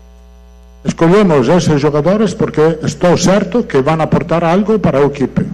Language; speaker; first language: Portuguese; non-native, fluent; Italian